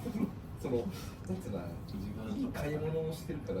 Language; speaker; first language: Japanese; native; Japanese